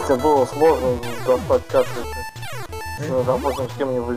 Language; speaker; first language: Russian; native; Russian